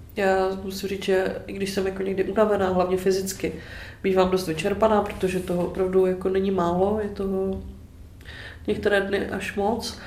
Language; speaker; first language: Czech; native; Czech